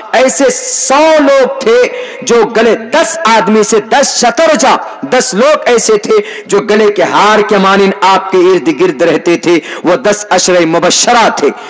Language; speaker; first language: Urdu; native; Urdu